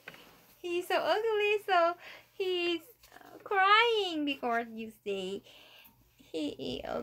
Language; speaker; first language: English; non-native, learner; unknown